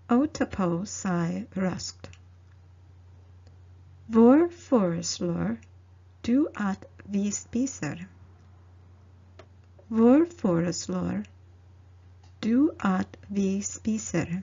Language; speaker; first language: Norwegian; non-native, learner; English